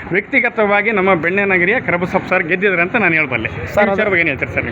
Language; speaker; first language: Kannada; native; Kannada